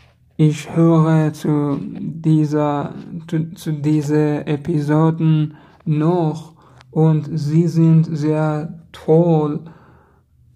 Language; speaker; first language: German; non-native, learner; Persian